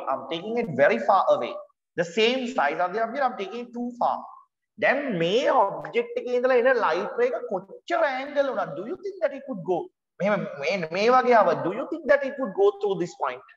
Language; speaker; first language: English; non-native, local second language; Sinhala